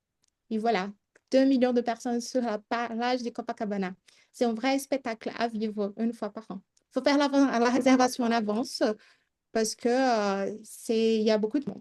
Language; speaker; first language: French; non-native, fluent; Portuguese